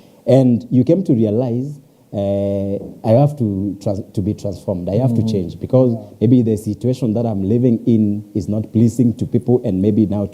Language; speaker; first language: English; non-native, local second language; Swahili